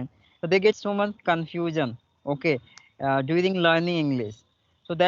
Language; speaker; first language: English; non-native, local second language; Hindi